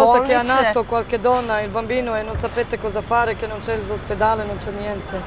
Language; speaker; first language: Italian; non-native, learner; Serbian